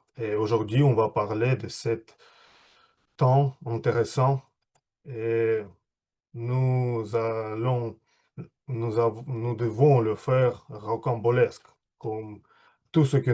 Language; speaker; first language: French; non-native, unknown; Russian